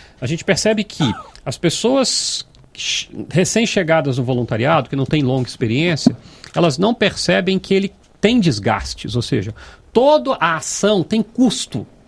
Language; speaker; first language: Portuguese; native; Portuguese